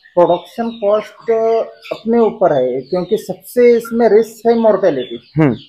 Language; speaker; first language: Hindi; non-native, local second language; Marathi